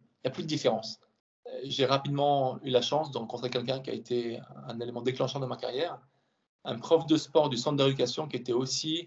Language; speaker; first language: French; native; French